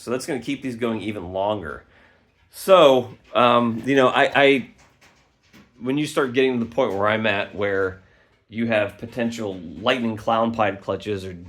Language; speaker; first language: English; native; English